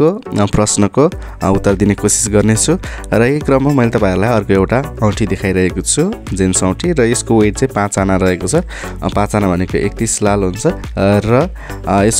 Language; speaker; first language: Nepali; native; Nepali